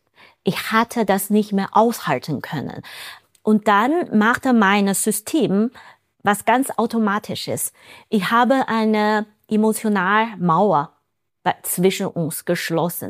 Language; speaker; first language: German; non-native, fluent; Chinese